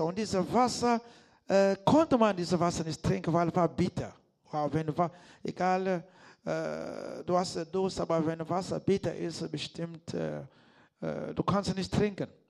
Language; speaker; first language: German; non-native, learner; Lingala